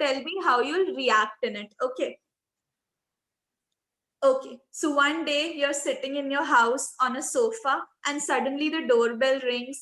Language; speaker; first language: English; non-native, local second language; Hindi